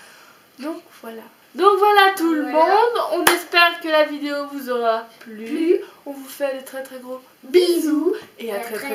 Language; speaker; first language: French; native; French